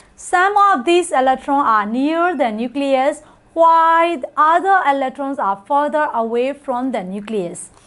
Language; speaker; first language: English; non-native, fluent; Burmese